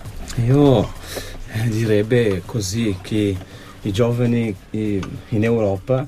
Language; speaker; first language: Italian; non-native, learner; Kabuverdianu